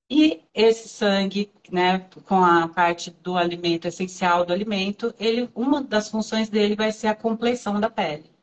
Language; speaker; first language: Portuguese; native; Portuguese